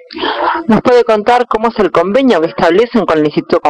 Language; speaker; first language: Spanish; native; Spanish